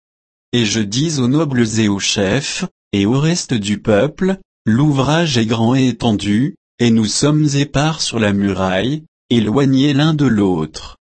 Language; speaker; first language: French; native; French